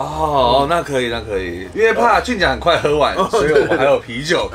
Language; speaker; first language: Chinese; native; Chinese